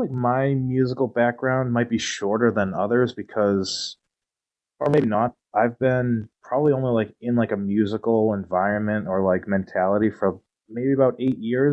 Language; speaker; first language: English; native; English